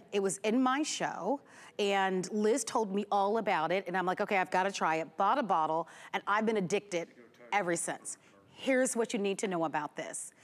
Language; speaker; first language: English; native; English